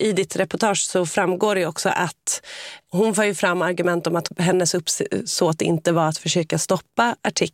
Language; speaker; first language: Swedish; native; Swedish